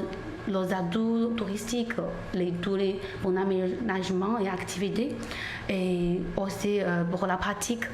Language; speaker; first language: French; non-native, learner; Chinese